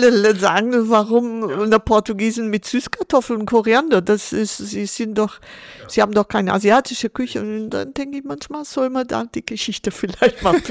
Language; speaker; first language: German; non-native, fluent; Portuguese